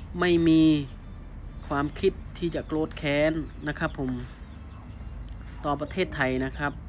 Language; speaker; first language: Thai; non-native, fluent; Khmer